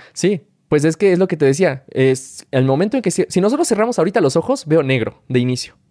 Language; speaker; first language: Spanish; native; Spanish